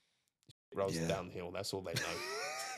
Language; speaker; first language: English; native; English